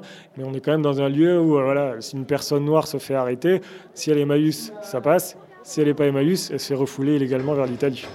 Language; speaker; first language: French; native; French